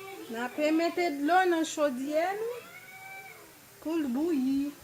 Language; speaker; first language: French; non-native, local second language; Haitian Creole